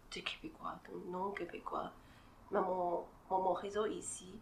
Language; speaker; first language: French; non-native, fluent; Chinese